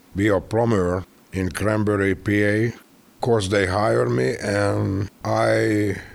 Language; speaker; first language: English; non-native, learner; Hungarian